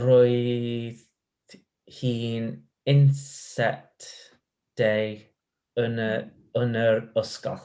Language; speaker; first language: Welsh; non-native, learner; English